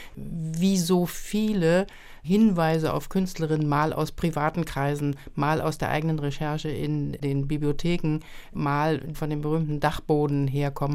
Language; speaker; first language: German; native; German